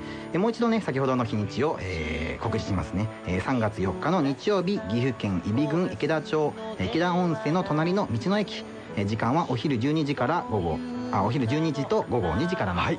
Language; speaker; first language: Japanese; native; Japanese